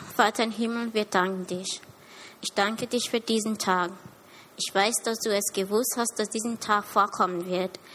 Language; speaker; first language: German; early bilingual, other home language; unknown